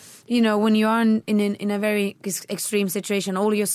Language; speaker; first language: English; early bilingual, other home language; Swedish